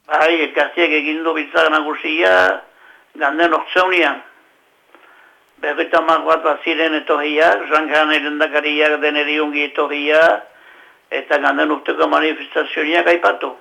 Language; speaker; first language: Basque; native; Basque